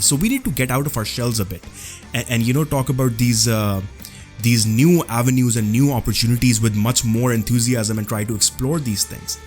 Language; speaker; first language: English; non-native, local second language; Urdu